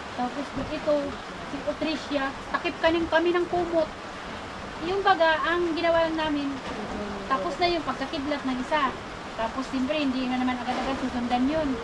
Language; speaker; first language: Filipino; non-native, local second language; Masbatenyo